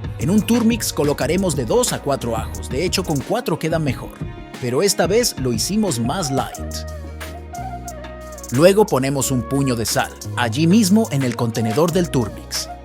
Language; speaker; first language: Spanish; native; Spanish